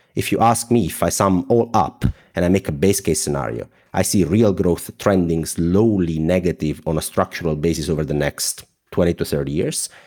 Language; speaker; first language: English; non-native, fluent; Italian